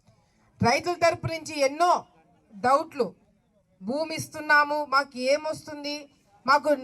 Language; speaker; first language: Telugu; native; Telugu